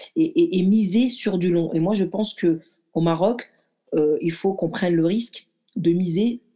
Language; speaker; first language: French; early bilingual, other home language; Arabic